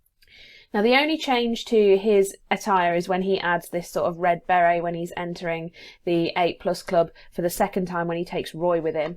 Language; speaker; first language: English; native; English